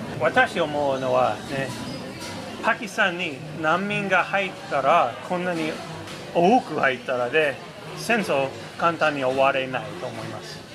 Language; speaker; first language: Japanese; non-native, fluent; English